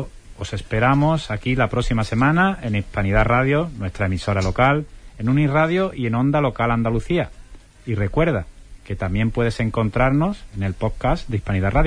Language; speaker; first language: Spanish; native; Spanish